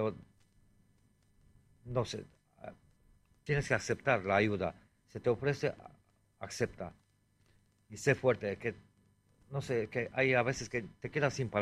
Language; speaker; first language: Spanish; non-native, fluent; Romanian